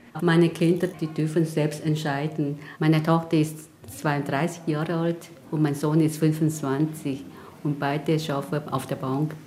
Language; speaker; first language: German; non-native, learner; Vietnamese